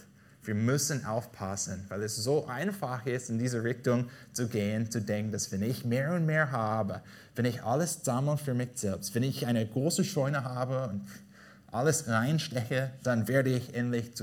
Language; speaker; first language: German; non-native, fluent; English